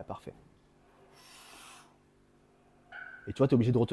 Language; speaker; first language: French; native; French